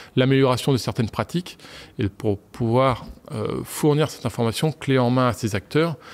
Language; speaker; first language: French; native; French